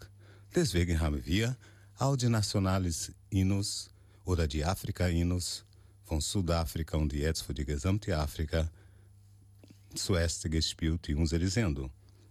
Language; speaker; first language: German; non-native, learner; Portuguese